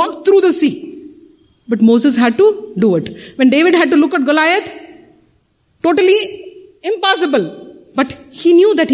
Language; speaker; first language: English; non-native, local second language; Tamil